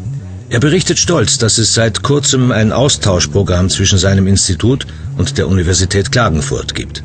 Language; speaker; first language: German; native; German